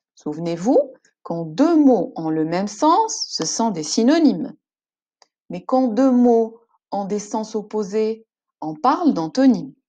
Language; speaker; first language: French; non-native, local second language; Arabic